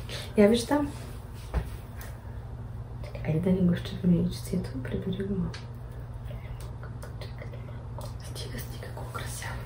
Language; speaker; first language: Bulgarian; native; Bulgarian